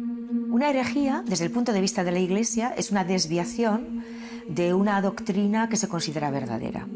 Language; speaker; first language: Spanish; native; Spanish